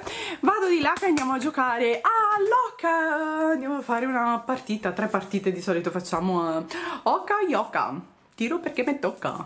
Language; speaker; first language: Italian; native; Italian